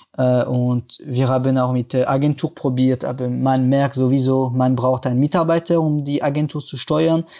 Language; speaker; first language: German; non-native, fluent; French